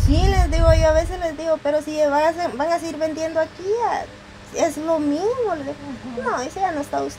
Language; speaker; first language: Spanish; native; Spanish